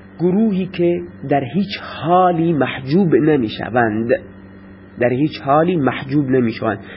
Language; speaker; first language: Persian; non-native, local second language; Baluchi